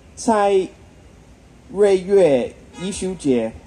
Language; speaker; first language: Chinese; non-native, fluent; English